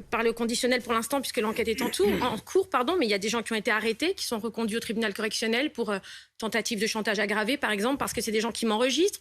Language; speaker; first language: French; native; French